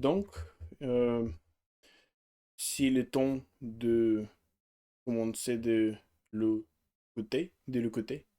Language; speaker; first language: French; non-native, learner; Russian